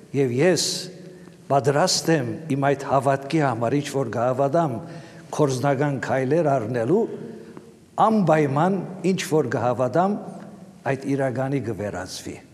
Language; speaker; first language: Armenian; native; Armenian